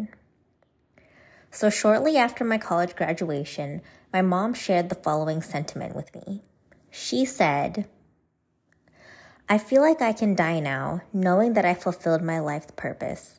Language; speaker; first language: English; native; English